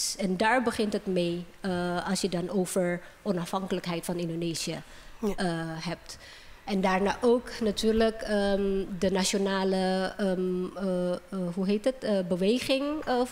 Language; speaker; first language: Dutch; non-native, fluent; Indonesian